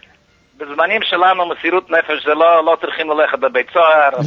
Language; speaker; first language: Hebrew; non-native, fluent; Yiddish